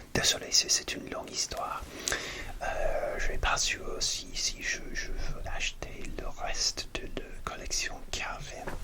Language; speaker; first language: French; non-native, learner; English